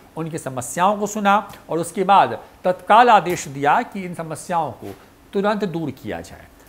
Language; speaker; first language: Hindi; native; Hindi